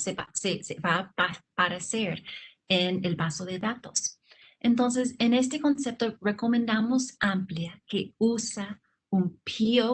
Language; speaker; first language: Spanish; non-native, fluent; English